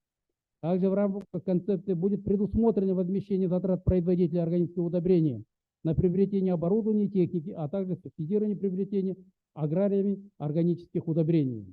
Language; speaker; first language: Russian; native; Russian